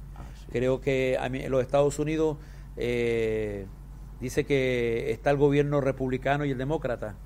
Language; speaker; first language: Spanish; native; Spanish